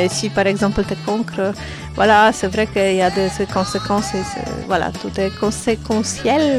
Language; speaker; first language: French; non-native, fluent; Polish